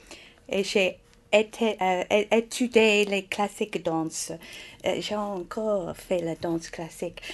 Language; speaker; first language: French; non-native, learner; English